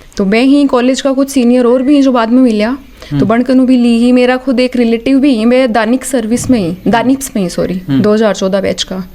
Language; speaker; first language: Hindi; native; Hindi